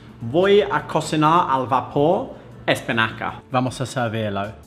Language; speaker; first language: Spanish; non-native, fluent; English